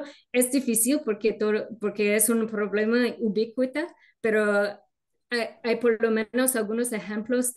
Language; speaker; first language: Spanish; non-native, fluent; English